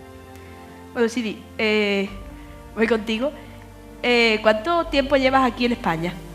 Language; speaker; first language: Spanish; native; Spanish